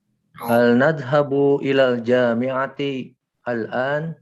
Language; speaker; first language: Arabic; non-native, learner; Indonesian